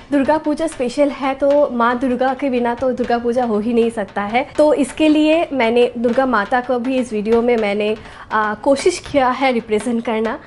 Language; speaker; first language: Hindi; non-native, local second language; Bangla